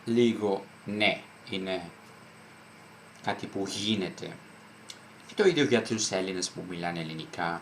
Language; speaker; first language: Greek; non-native, fluent; Italian